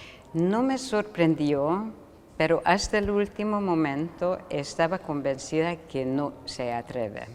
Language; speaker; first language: Spanish; non-native, fluent; Hungarian